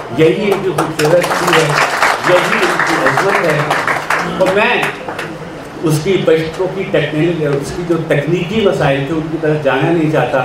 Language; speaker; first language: Urdu; non-native, local second language; Punjabi